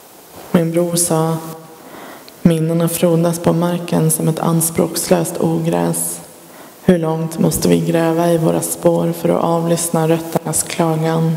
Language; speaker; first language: Swedish; early bilingual, other home language; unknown